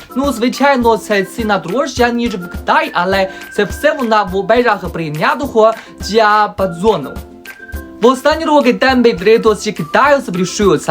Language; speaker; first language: Ukrainian; non-native, fluent; Chinese